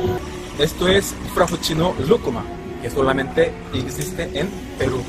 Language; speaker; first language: Spanish; non-native, learner; Korean